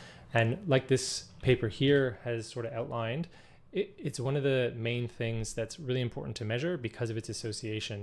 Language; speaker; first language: English; native; English